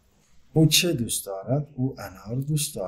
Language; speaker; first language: Persian; non-native, fluent; Turkish